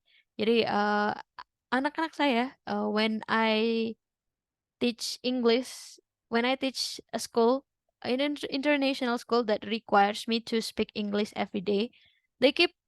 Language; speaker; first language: English; non-native, fluent; Indonesian